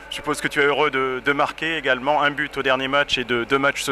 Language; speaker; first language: French; native; French